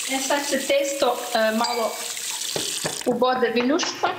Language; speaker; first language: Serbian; early bilingual, heritage; Serbian